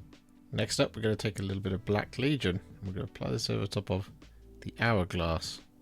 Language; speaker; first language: English; native; English